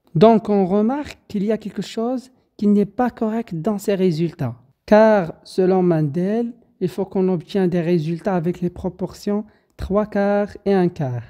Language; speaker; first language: French; non-native, local second language; Arabic